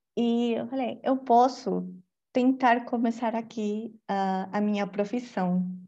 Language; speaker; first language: Portuguese; non-native, fluent; Spanish